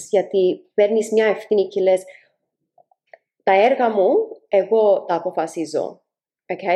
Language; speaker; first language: Greek; early bilingual, heritage; Greek